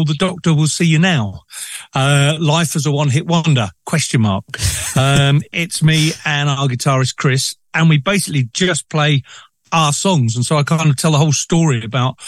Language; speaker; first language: English; native; English